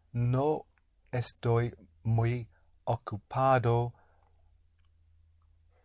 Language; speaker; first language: Spanish; non-native, learner; English